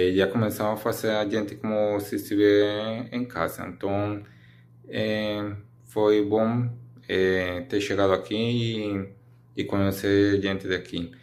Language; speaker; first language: Portuguese; non-native, learner; Spanish